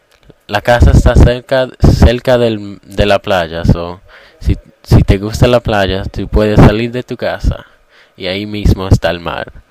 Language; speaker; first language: Spanish; non-native, learner; English